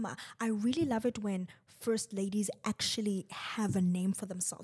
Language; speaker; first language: English; non-native, local second language; Zulu